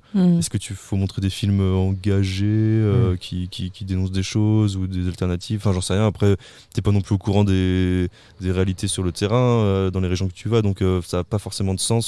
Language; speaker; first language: French; native; French